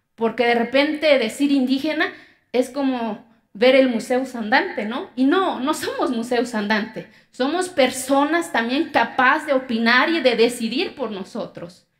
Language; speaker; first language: Spanish; non-native, local second language; Zapotec